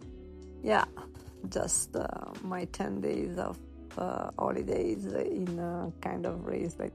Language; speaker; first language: English; non-native, learner; Italian